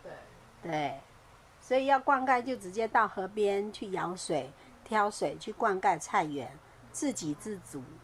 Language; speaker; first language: Chinese; native; Chinese